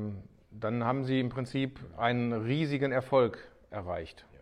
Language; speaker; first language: German; native; German